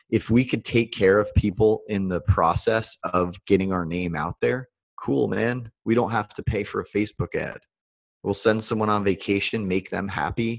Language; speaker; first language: English; native; English